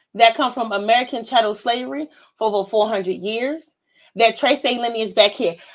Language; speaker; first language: English; native; English